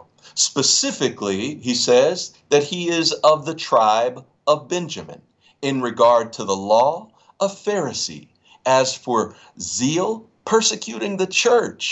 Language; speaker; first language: English; native; English